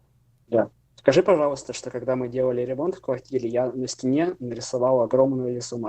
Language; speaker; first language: Russian; native; Russian